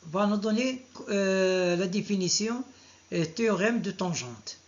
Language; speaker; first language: French; non-native, local second language; Arabic